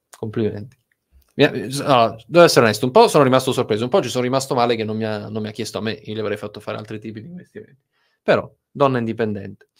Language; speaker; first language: Italian; native; Italian